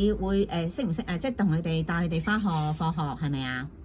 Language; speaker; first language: Cantonese; native; Cantonese